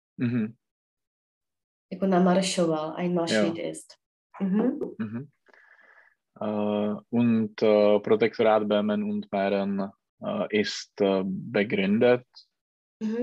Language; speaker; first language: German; non-native, fluent; Czech